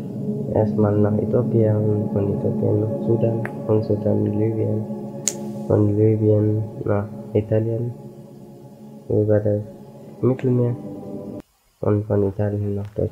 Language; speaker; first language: German; non-native, fluent; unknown